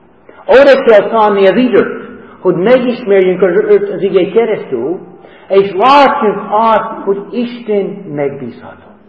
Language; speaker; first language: Hungarian; non-native, learner; English